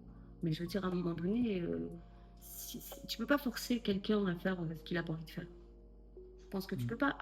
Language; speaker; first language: French; native; French